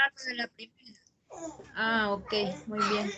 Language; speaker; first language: Spanish; native; Spanish